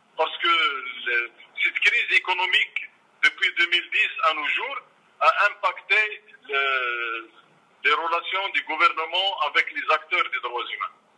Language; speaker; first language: French; non-native, local second language; Arabic